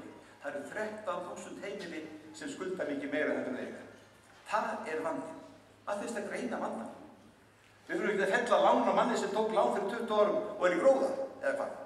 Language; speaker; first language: Icelandic; native; Icelandic